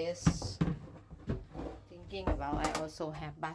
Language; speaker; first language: English; non-native, learner; Thai